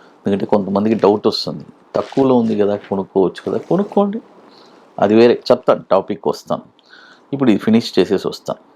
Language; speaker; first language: Telugu; native; Telugu